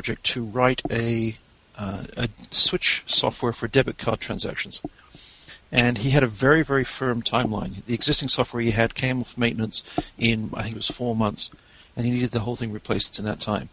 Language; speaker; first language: English; native; English